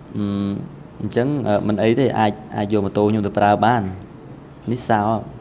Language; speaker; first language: Khmer; native; Khmer